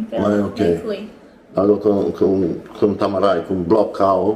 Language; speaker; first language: Thai; non-native, learner; English